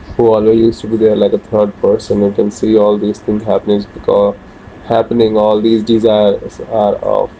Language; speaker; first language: English; non-native, local second language; Hindi